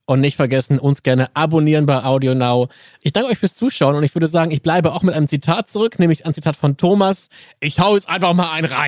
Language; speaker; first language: German; native; German